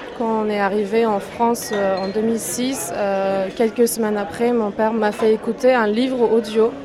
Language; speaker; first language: French; non-native, fluent; Uyghur